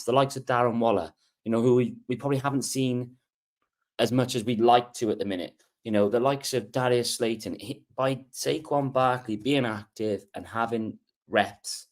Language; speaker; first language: English; native; English